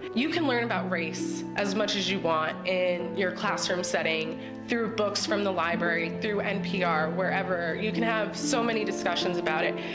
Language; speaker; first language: English; native; English